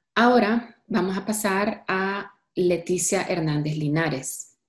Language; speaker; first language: Spanish; early bilingual, heritage; Spanish